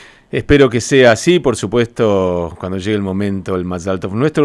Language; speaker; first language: Spanish; native; Spanish